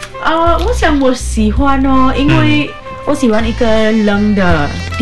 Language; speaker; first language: Chinese; non-native, learner; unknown